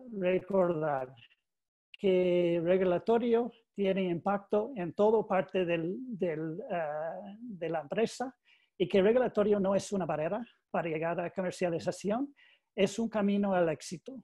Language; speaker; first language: Spanish; non-native, learner; English